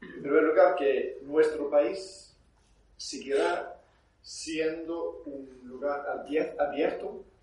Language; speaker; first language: Spanish; non-native, fluent; English